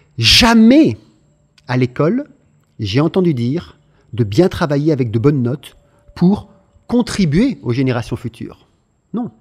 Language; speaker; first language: French; native; French